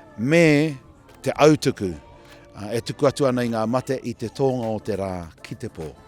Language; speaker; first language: Māori; native; Māori